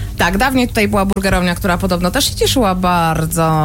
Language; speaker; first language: Polish; native; Polish